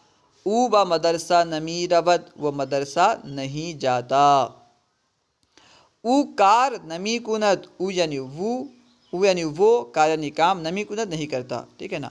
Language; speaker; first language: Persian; non-native, fluent; Urdu